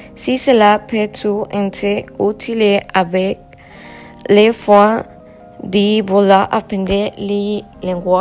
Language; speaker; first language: French; non-native, learner; Spanish